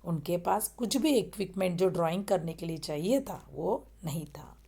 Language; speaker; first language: Hindi; non-native, local second language; Marathi